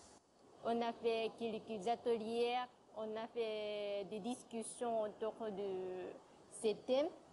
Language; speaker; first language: French; non-native, fluent; Japanese